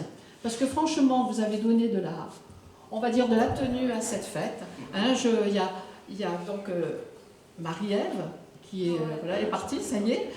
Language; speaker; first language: French; native; French